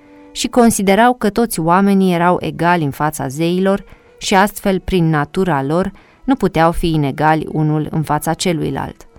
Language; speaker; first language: Romanian; native; Romanian